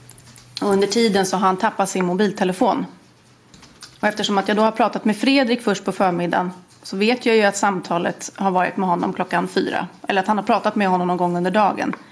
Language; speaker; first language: Swedish; native; Swedish